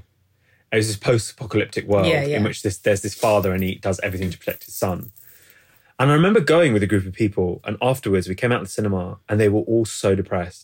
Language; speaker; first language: English; native; English